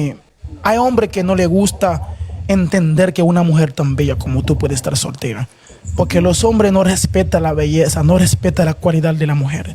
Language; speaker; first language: Spanish; non-native, fluent; Haitian Creole